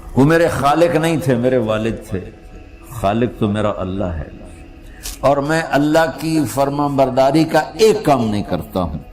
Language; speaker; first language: Urdu; non-native, local second language; Punjabi